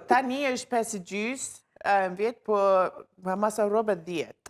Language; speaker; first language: Albanian; non-native, learner; English